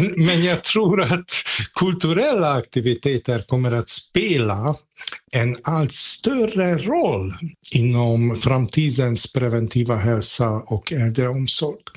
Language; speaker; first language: Swedish; non-native, fluent; Hungarian